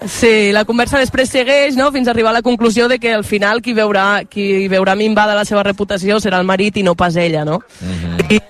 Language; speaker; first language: Catalan; non-native, local second language; Occitan